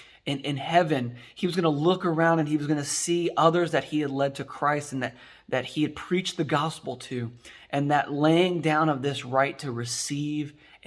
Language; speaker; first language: English; native; English